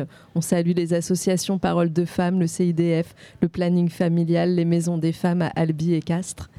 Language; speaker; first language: French; native; French